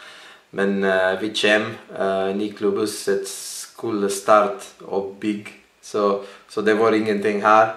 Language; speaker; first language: Norwegian; non-native, learner; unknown